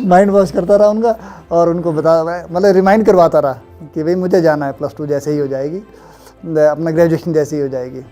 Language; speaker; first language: Hindi; native; Hindi